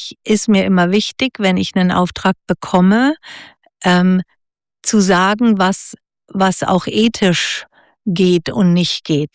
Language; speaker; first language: German; native; German